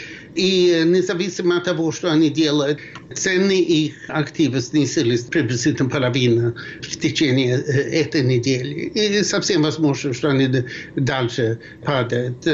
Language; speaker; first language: Russian; non-native, fluent; Swedish